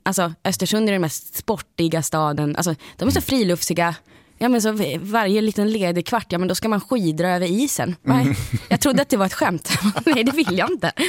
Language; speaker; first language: Swedish; native; Swedish